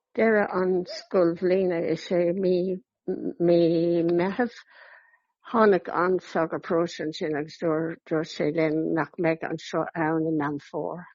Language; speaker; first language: Irish; non-native, local second language; English